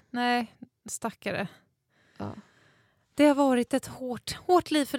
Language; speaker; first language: Swedish; native; Swedish